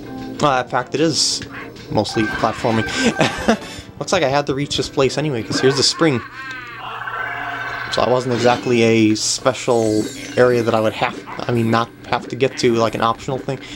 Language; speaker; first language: English; native; English